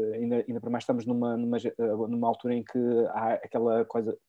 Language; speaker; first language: Portuguese; native; Portuguese